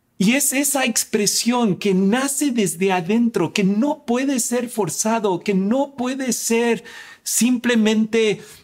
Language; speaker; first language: Spanish; native; Spanish